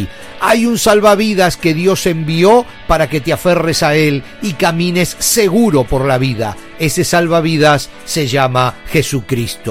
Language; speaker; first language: Spanish; native; Spanish